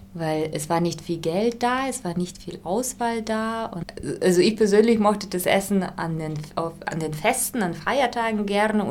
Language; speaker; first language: German; non-native, fluent; Russian